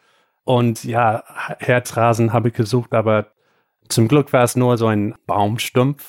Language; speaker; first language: German; non-native, fluent; English